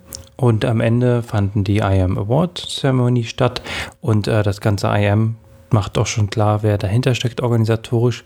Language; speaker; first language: German; native; German